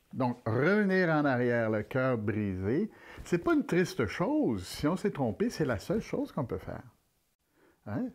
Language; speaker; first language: French; native; French